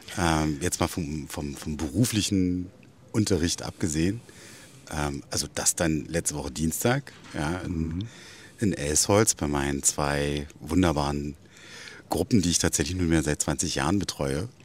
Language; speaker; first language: German; native; German